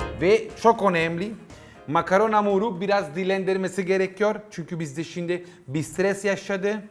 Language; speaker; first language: Turkish; non-native, learner; Italian